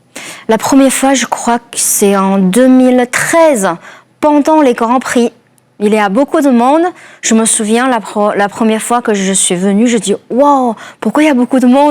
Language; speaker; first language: French; non-native, fluent; Chinese